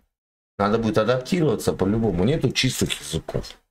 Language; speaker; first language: Russian; native; Russian